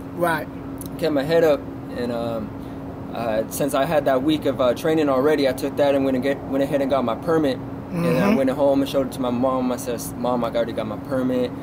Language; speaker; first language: English; native; English